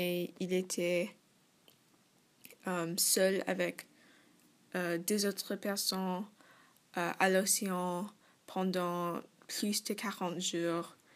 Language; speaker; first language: French; non-native, learner; English